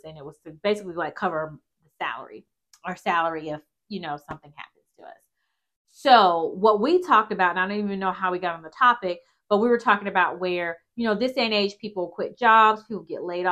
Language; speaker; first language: English; native; English